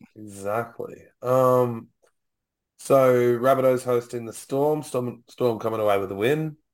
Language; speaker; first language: English; native; English